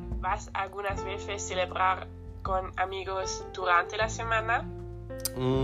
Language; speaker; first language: Spanish; non-native, learner; German